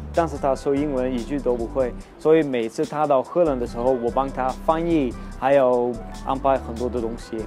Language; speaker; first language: Chinese; non-native, fluent; Dutch